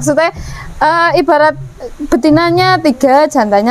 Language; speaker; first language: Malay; non-native, local second language; Javanese